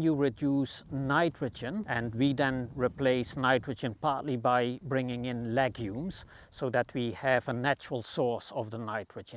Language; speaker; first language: English; non-native, fluent; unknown